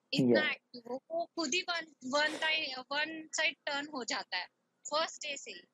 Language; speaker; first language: Hindi; non-native, local second language; Marathi